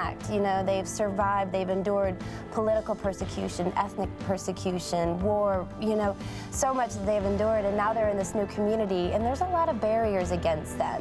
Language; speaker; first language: English; native; English